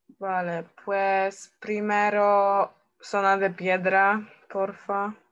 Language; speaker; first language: Spanish; non-native, learner; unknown